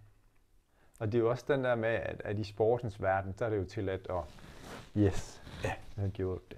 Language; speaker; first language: Danish; native; Danish